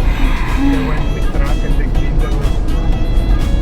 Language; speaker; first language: English; non-native, learner; Italian